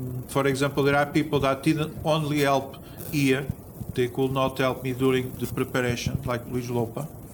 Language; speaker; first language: English; non-native, fluent; Portuguese